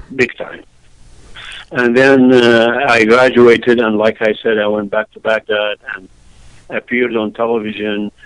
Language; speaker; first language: English; non-native, fluent; Arabic